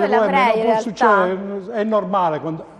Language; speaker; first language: Italian; native; Italian